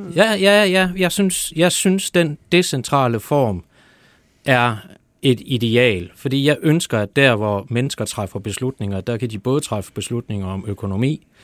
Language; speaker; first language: Danish; non-native, fluent; German